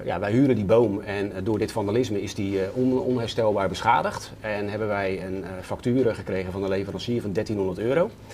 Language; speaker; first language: Dutch; native; Dutch